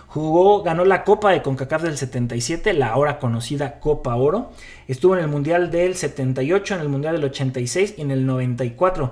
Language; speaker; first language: Spanish; native; Spanish